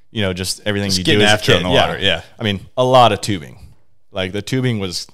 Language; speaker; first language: English; native; English